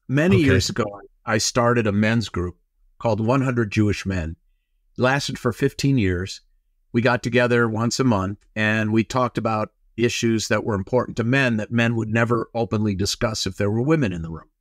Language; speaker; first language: English; native; English